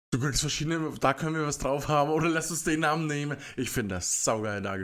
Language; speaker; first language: German; native; German